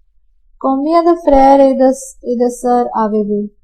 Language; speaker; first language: French; non-native, fluent; Hindi